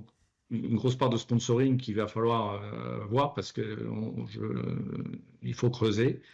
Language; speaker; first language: French; native; French